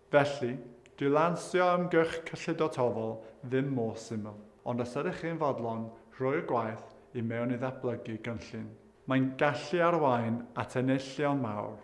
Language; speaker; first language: Welsh; non-native, local second language; English